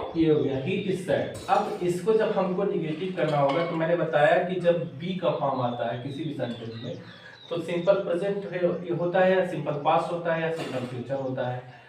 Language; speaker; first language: Hindi; native; Hindi